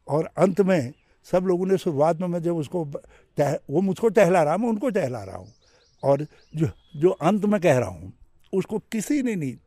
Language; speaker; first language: Hindi; native; Hindi